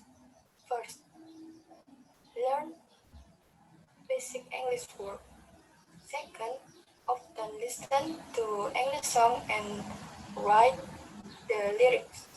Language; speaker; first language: English; non-native, learner; Indonesian